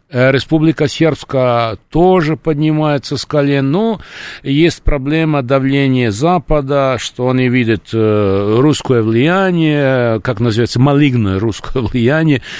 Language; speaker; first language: Russian; non-native, fluent; Serbian